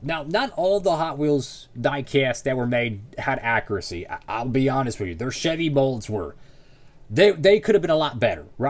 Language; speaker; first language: English; native; English